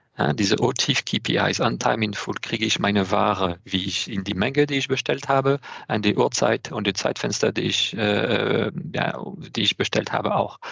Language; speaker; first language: German; non-native, fluent; French